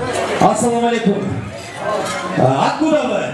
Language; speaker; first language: Russian; non-native, local second language; Kyrgyz